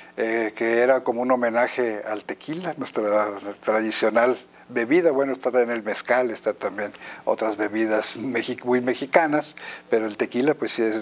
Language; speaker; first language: Spanish; native; Spanish